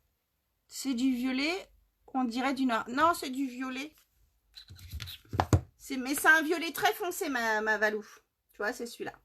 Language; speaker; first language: French; native; French